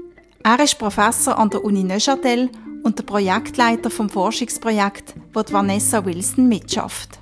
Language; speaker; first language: German; native; German